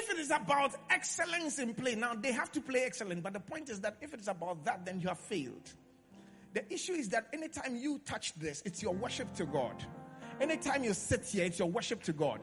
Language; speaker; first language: English; non-native, local second language; Akan